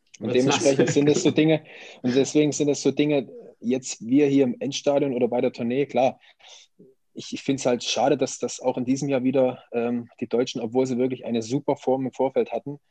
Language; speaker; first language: German; native; German